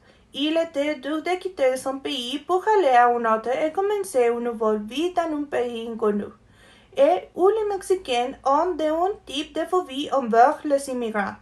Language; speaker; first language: French; non-native, learner; Spanish